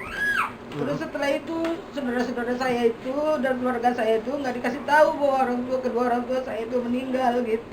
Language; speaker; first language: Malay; non-native, local second language; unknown